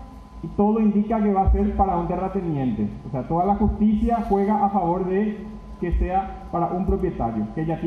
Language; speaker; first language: Spanish; native; Spanish